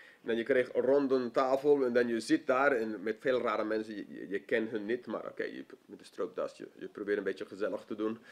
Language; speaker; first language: Dutch; non-native, fluent; English